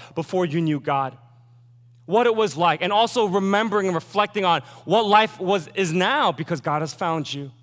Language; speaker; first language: English; early bilingual, other home language; Korean